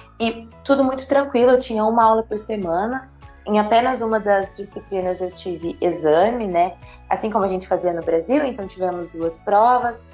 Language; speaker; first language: Portuguese; native; Portuguese